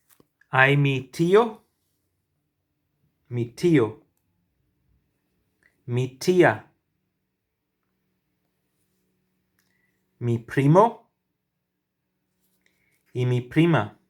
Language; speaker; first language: Spanish; non-native, fluent; English